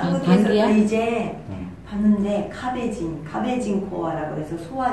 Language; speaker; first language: Korean; non-native, fluent; Japanese